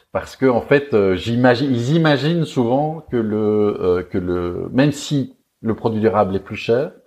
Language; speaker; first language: French; native; French